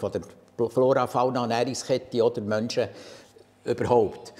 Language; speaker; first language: German; native; German